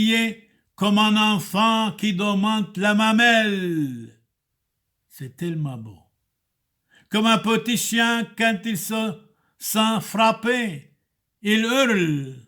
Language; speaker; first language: French; non-native, fluent; Turoyo